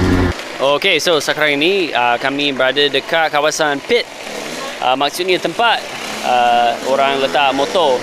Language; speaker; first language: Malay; non-native, fluent; English